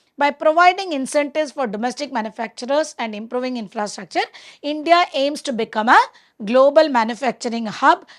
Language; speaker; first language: English; non-native, local second language; Tamil